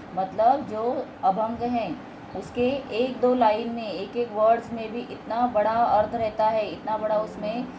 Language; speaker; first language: Hindi; non-native, local second language; Marathi